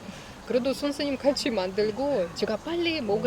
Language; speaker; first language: Korean; non-native, learner; Russian